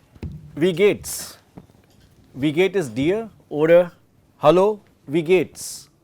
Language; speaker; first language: German; non-native, fluent; English